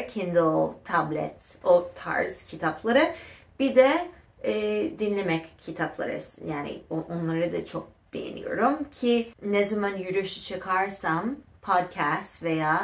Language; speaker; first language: Turkish; non-native, fluent; English